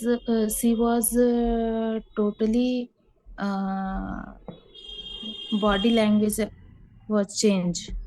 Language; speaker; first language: English; non-native, learner; Hindi